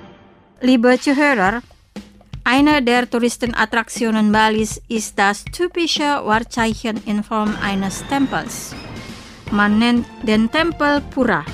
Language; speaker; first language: German; non-native, fluent; Indonesian